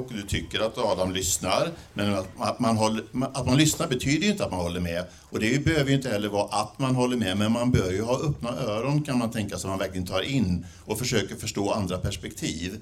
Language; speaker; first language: Swedish; native; Swedish